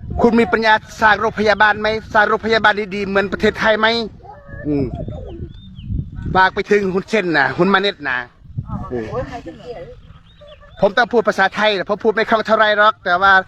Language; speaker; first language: Thai; non-native, fluent; Khmer